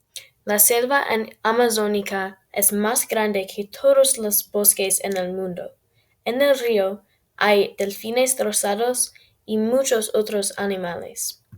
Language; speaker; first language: Spanish; non-native, learner; English